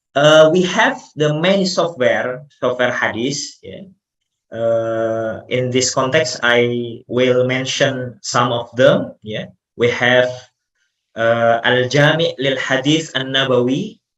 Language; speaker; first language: English; non-native, fluent; Indonesian